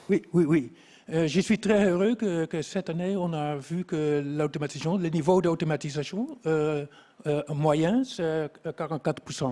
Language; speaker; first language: French; non-native, fluent; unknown